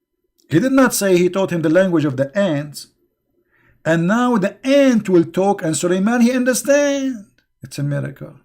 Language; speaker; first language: English; non-native, fluent; Arabic